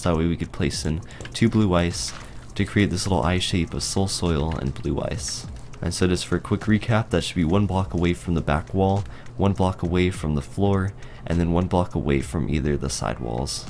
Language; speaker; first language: English; native; English